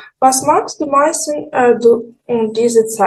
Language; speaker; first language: German; non-native, fluent; Ukrainian